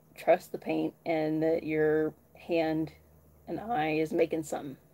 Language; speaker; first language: English; native; English